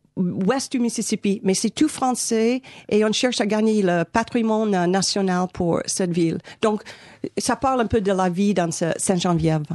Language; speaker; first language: French; non-native, fluent; English